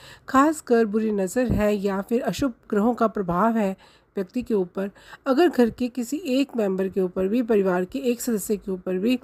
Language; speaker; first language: Hindi; native; Hindi